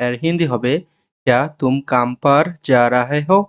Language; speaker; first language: Hindi; non-native, learner; Bangla